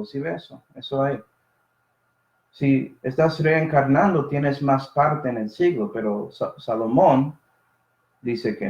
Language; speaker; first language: Spanish; early bilingual, heritage; Spanish